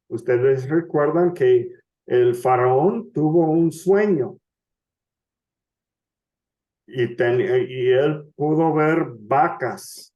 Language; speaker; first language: Spanish; non-native, fluent; English